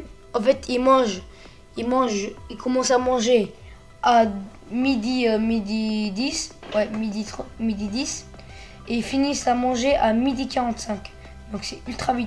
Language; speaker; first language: French; early bilingual, other home language; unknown